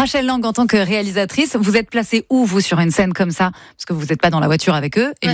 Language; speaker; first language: French; native; French